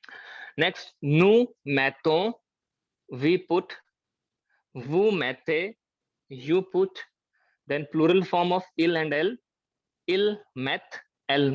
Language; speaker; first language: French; non-native, learner; Hindi